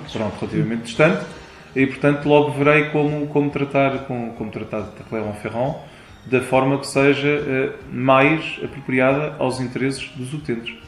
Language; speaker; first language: Portuguese; early bilingual, heritage; Portuguese